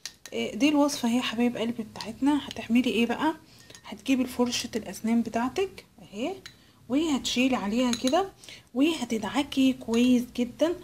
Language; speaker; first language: Arabic; native; Arabic